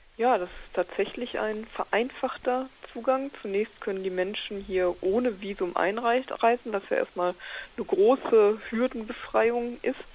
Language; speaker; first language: German; native; German